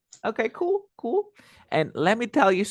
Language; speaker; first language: English; non-native, fluent; Spanish